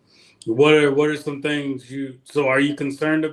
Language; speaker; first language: English; native; English